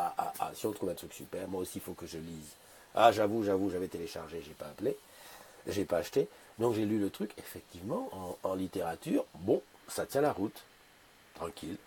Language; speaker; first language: French; native; French